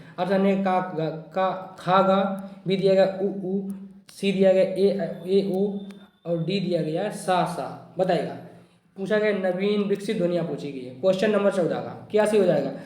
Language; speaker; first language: Hindi; native; Hindi